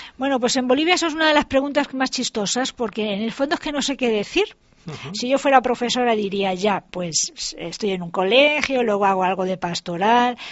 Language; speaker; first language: Spanish; native; Spanish